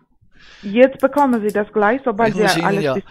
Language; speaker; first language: German; non-native, fluent; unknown